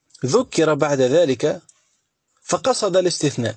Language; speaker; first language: Arabic; native; Arabic